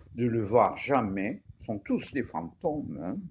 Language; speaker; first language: French; non-native, fluent; Portuguese